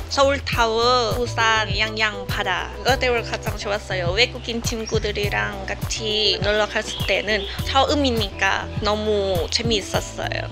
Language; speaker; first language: Korean; non-native, learner; Thai